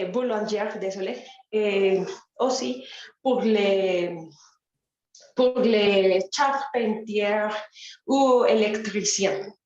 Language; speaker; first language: French; non-native, learner; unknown